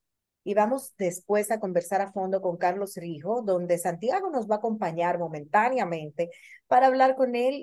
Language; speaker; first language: Spanish; native; Spanish